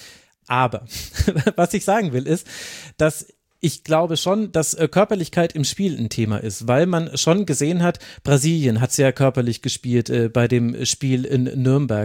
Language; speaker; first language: German; native; German